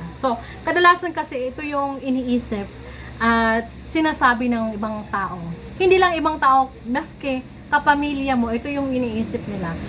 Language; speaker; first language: Filipino; non-native, local second language; Cebuano